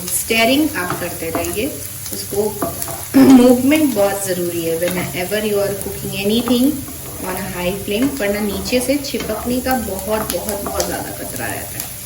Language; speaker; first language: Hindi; non-native, local second language; Bangla